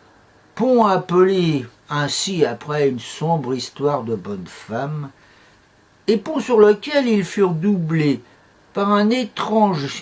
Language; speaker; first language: French; native; French